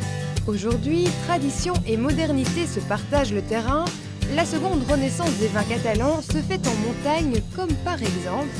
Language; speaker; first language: French; native; French